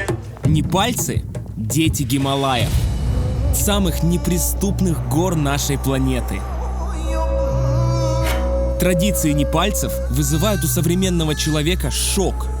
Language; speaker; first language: Russian; native; Russian